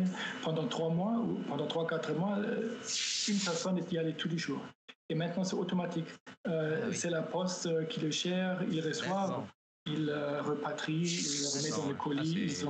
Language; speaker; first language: French; non-native, fluent; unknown